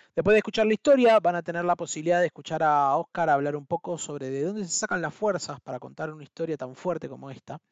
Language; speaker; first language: Spanish; native; Spanish